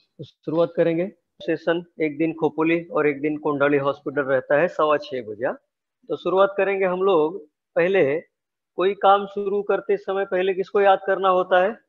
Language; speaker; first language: Hindi; non-native, local second language; Marathi